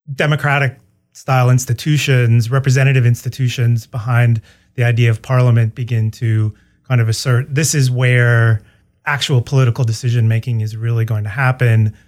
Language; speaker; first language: English; native; English